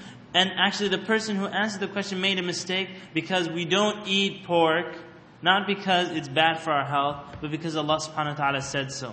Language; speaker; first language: English; native; English